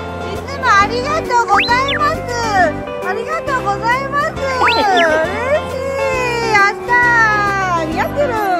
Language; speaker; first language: Japanese; native; Japanese